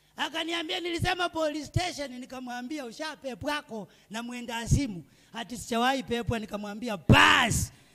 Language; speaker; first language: Swahili; non-native, local second language; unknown